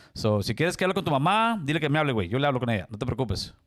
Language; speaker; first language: Spanish; early bilingual, other home language; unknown